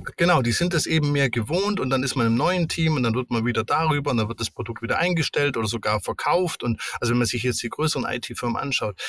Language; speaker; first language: German; native; German